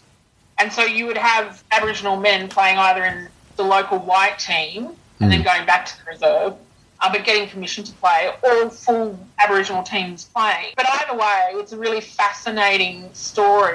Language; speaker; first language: English; native; English